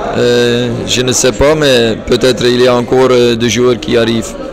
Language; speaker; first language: French; non-native, learner; Dutch